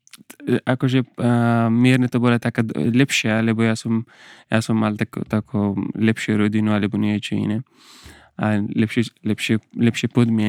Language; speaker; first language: Slovak; non-native, learner; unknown